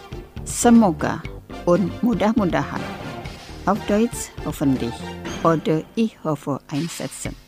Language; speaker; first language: German; non-native, fluent; Indonesian